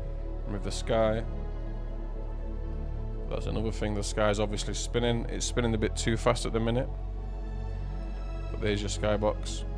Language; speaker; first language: English; native; English